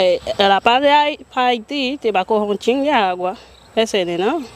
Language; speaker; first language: Spanish; non-native, learner; Haitian Creole